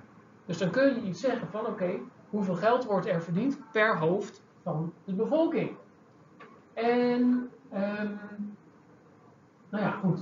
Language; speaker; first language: Dutch; native; Dutch